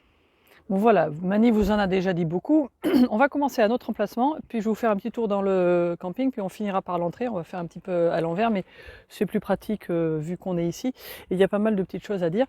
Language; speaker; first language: French; native; French